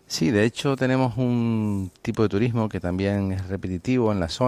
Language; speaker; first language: Spanish; native; Spanish